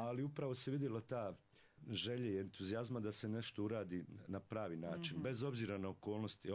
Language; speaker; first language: Serbian; native; Serbian